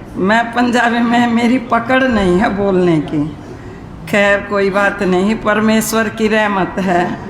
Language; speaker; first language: Hindi; native; Hindi